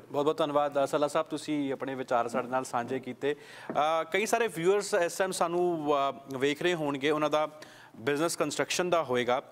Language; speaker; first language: Punjabi; native; Punjabi